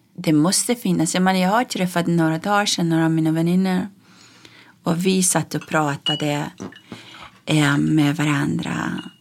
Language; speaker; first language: Swedish; non-native, fluent; Persian